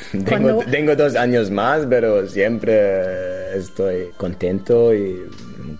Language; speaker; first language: Spanish; non-native, learner; German